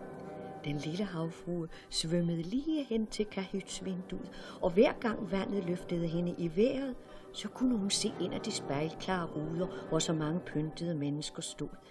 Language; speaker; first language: Danish; native; Danish